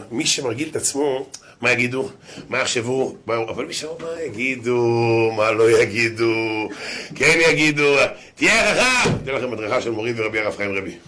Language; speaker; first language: Hebrew; native; Hebrew